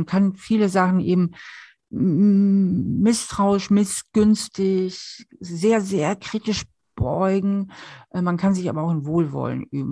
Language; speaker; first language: German; native; German